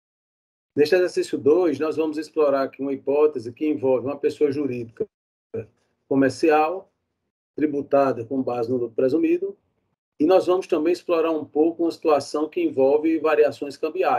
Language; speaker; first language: Portuguese; native; Portuguese